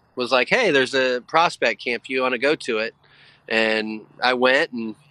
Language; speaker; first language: English; native; English